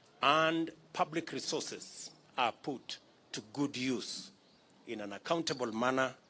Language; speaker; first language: English; non-native, local second language; Kalenjin